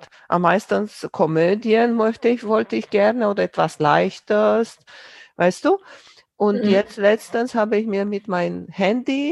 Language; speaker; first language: German; non-native, fluent; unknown